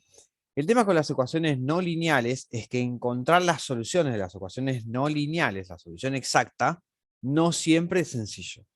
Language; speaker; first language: Spanish; native; Spanish